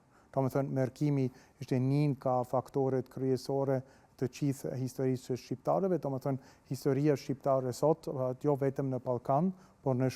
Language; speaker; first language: Albanian; non-native, fluent; German